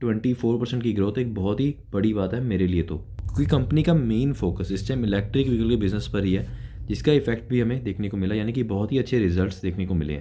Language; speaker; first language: Hindi; native; Hindi